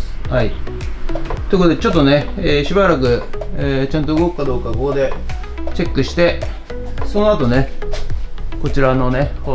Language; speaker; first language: Japanese; native; Japanese